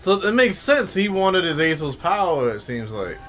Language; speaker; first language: English; native; English